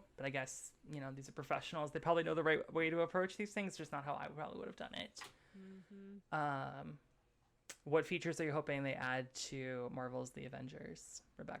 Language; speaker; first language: English; native; English